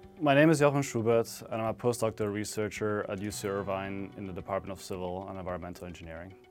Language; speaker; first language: English; non-native, fluent; German